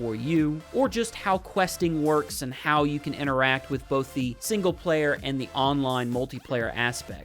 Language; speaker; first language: English; native; English